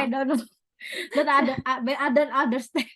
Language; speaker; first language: English; non-native, learner; Indonesian